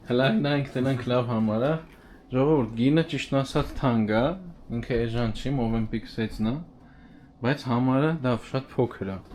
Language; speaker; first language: Armenian; native; Armenian